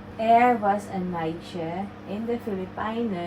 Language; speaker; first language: Dutch; non-native, learner; Filipino